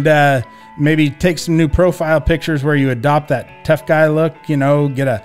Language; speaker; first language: English; native; English